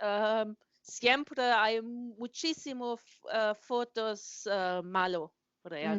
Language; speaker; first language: Spanish; non-native, learner; German